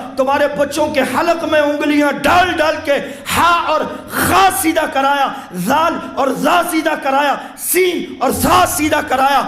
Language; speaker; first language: Urdu; native; Urdu